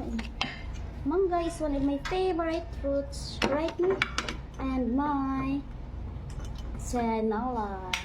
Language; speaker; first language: English; non-native, learner; Cebuano